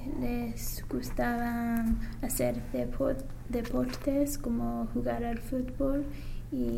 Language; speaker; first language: Spanish; non-native, learner; English